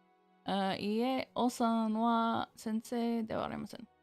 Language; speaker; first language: Japanese; non-native, learner; English